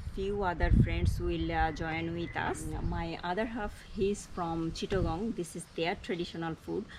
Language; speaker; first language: English; non-native, local second language; Bangla